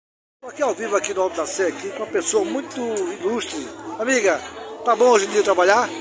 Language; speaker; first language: Portuguese; native; Portuguese